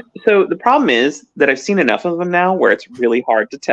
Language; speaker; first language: English; native; English